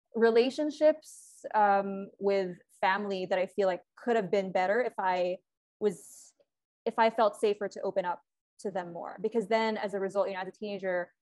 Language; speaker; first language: English; non-native, local second language; Filipino